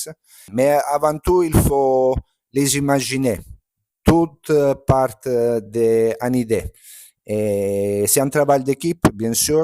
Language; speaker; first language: French; non-native, fluent; Italian